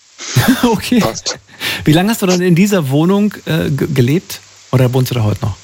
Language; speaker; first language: German; native; German